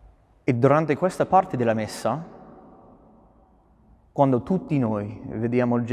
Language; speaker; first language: Italian; non-native, fluent; English